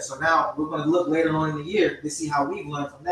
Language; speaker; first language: English; native; English